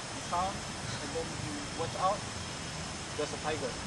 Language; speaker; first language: English; non-native, learner; Indonesian